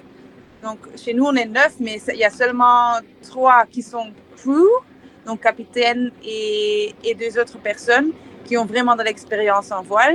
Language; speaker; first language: French; non-native, fluent; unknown